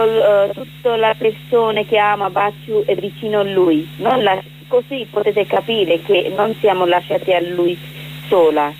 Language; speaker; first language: Italian; non-native, learner; Bangla